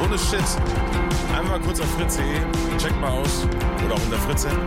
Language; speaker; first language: German; native; German